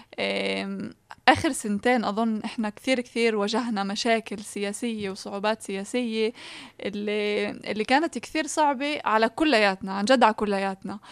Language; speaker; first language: Arabic; native; Arabic